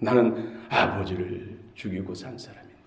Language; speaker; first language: Korean; native; Korean